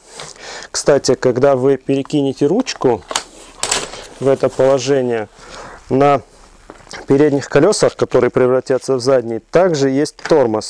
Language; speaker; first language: Russian; native; Russian